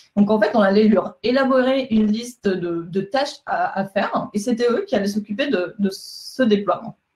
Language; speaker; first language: French; non-native, fluent; Spanish